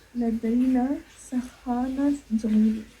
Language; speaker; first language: Arabic; non-native, learner; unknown